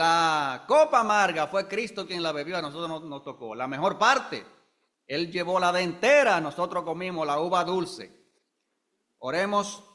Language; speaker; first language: Spanish; native; Spanish